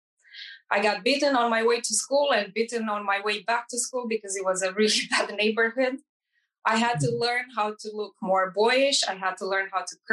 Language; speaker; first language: English; non-native, fluent; Romanian